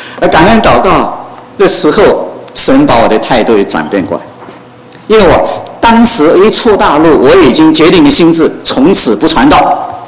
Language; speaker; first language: Chinese; non-native, local second language; Cantonese